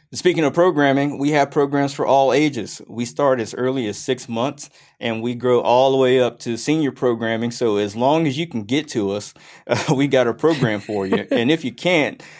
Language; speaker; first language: English; native; English